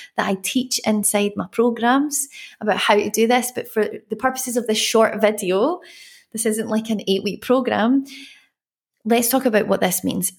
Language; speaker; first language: English; native; English